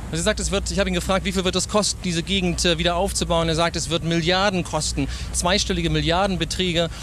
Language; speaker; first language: German; native; German